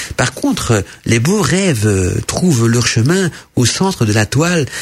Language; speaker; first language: French; non-native, fluent; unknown